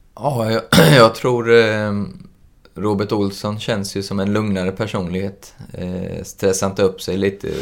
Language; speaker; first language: Swedish; native; Swedish